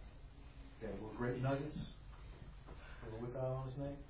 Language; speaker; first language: English; native; English